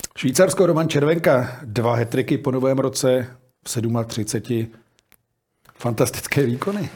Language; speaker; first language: Czech; native; Czech